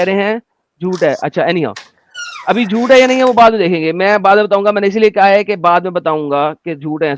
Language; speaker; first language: Hindi; native; Hindi